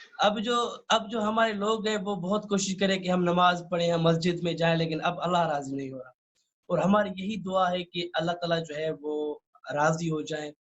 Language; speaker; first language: Urdu; non-native, local second language; Sindhi